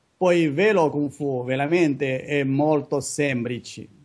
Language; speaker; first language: Italian; non-native, learner; Chinese